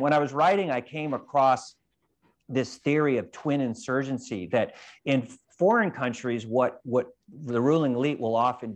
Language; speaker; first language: English; native; English